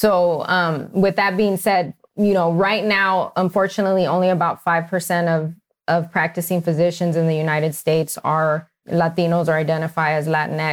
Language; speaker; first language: English; native; English